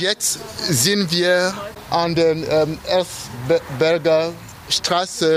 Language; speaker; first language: German; non-native, fluent; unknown